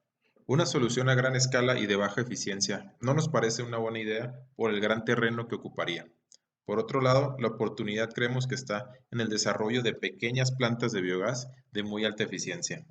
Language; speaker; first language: Spanish; native; Spanish